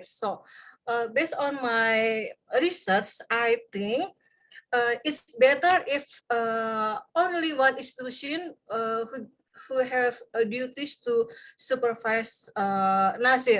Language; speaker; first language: English; non-native, fluent; Indonesian